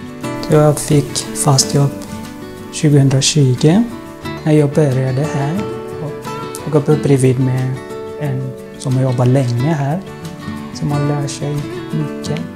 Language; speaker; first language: Swedish; non-native, fluent; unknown